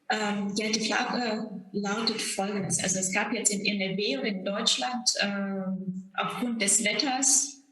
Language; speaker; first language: German; non-native, fluent; Russian